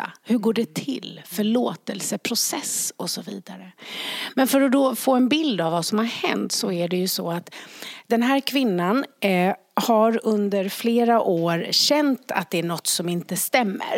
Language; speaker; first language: Swedish; native; Swedish